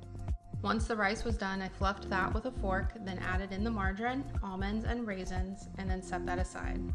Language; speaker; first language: English; native; English